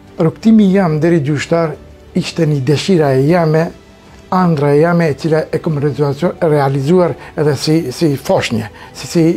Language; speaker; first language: Albanian; non-native, local second language; Romany